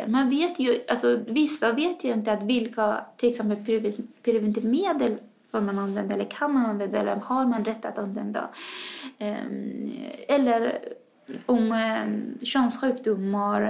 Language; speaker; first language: Swedish; non-native, fluent; Persian